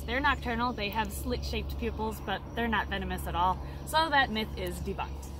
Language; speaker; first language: English; native; English